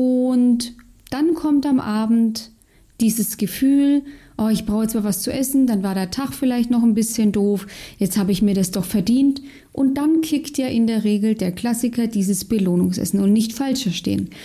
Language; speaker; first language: German; native; German